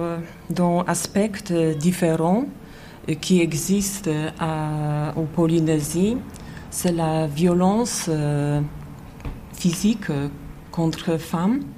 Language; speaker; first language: French; non-native, learner; Polish